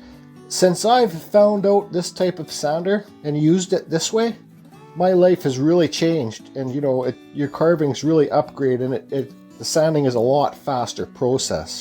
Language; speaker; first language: English; native; English